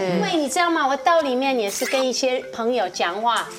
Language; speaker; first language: Chinese; non-native, fluent; English